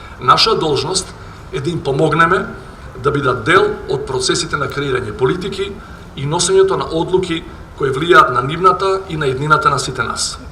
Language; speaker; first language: Macedonian; native; Macedonian